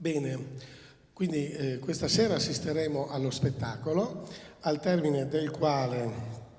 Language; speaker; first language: Italian; native; Italian